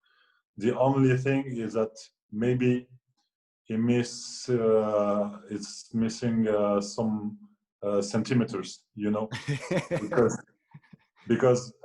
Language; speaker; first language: English; non-native, fluent; French